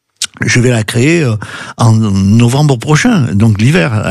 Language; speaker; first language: French; native; French